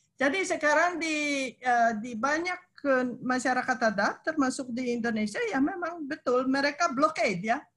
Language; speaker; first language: Indonesian; non-native, fluent; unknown